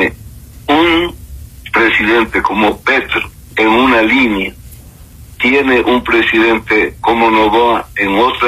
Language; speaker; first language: Spanish; native; Spanish